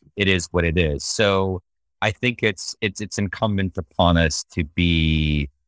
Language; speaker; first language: English; early bilingual, other home language; Russian